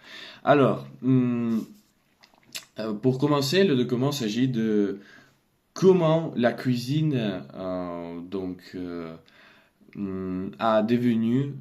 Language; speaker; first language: French; non-native, learner; Russian